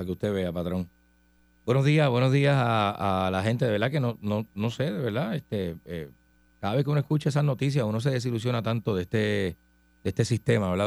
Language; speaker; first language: Spanish; native; Spanish